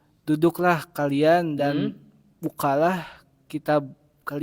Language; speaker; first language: Indonesian; native; Indonesian